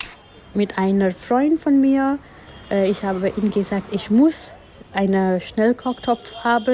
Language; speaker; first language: German; non-native, fluent; Gujarati